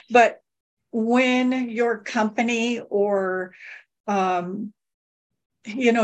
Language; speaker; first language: English; native; English